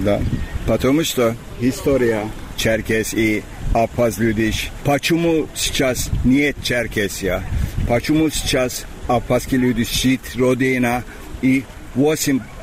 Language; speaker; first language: Russian; non-native, learner; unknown